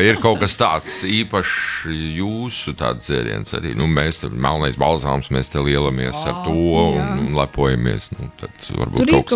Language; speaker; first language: Latvian; native; Latvian